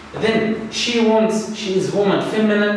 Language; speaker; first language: English; non-native, fluent; Arabic